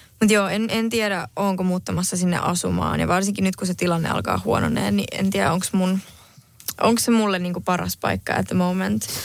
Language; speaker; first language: Finnish; early bilingual, heritage; Spanish